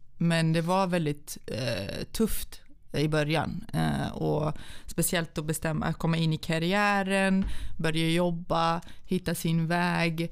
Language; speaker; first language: Swedish; early bilingual, other home language; Central Kurdish